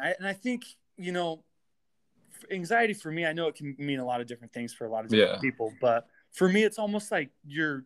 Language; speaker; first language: English; native; English